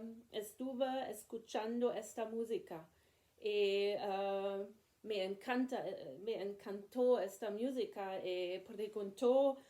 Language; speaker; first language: Spanish; non-native, learner; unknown